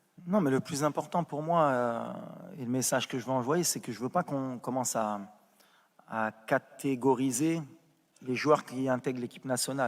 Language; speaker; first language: French; native; French